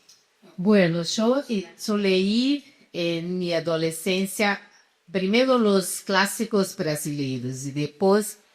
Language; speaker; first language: Spanish; non-native, fluent; Portuguese